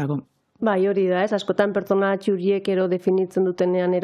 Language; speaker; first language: Basque; native; Basque